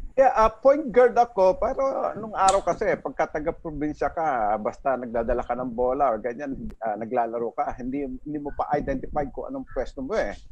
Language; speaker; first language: Filipino; native; Filipino